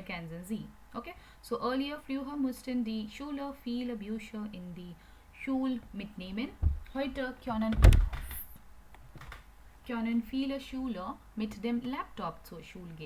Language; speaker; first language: German; non-native, learner; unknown